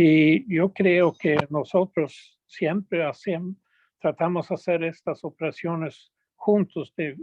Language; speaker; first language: Spanish; non-native, fluent; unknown